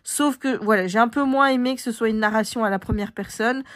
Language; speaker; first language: French; native; French